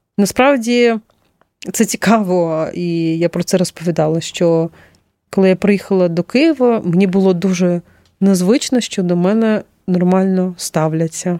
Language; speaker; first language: Ukrainian; non-native, local second language; Russian